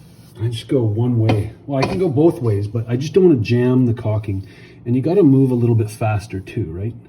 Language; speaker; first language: English; native; English